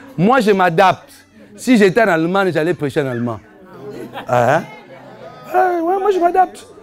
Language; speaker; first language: French; non-native, fluent; Lingala